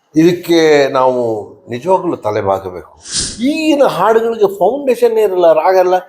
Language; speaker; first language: Kannada; native; Kannada